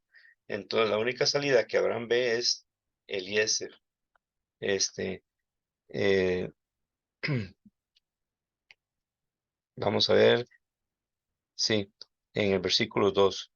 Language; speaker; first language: Spanish; native; Spanish